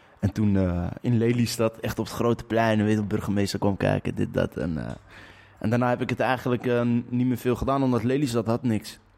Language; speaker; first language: Dutch; native; Dutch